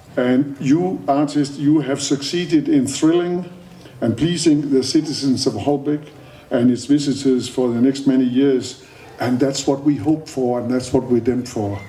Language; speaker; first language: English; non-native, fluent; Danish